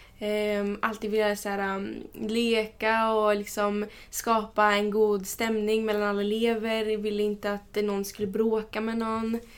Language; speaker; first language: Swedish; early bilingual, other home language; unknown